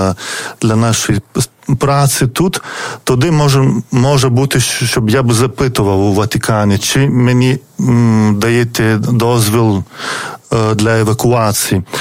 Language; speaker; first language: Ukrainian; non-native, fluent; Lithuanian